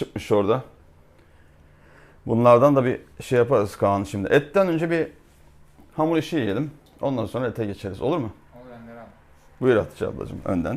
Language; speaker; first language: Turkish; native; Turkish